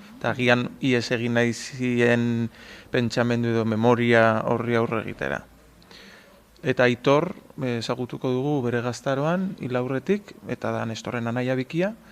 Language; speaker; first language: Basque; native; Basque